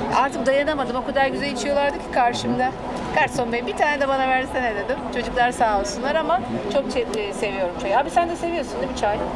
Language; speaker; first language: Turkish; native; Turkish